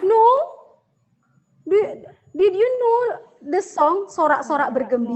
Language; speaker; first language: English; non-native, learner; Indonesian